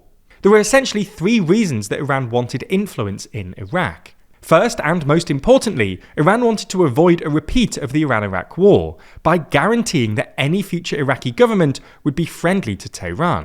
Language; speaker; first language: English; native; English